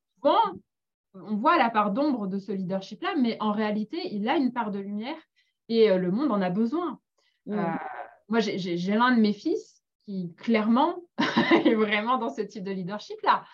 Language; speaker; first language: French; native; French